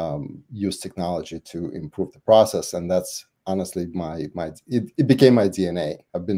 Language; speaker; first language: English; non-native, fluent; Russian